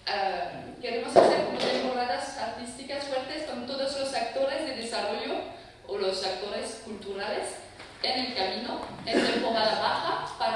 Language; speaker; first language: Spanish; non-native, fluent; French